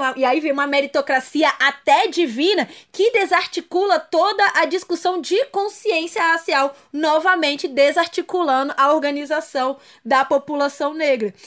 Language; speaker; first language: Portuguese; native; Portuguese